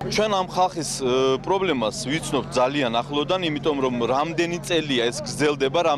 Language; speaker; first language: Georgian; non-native, local second language; Azerbaijani